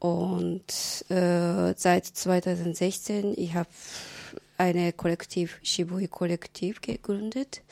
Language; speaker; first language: German; non-native, learner; Japanese